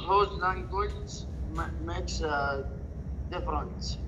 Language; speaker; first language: English; non-native, learner; Arabic